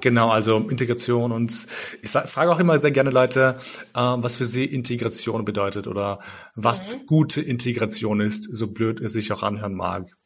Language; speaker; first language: German; early bilingual, other home language; Albanian